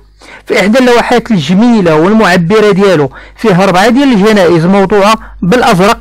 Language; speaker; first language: Arabic; native; Arabic